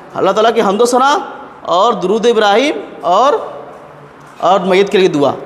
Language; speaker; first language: Urdu; native; Urdu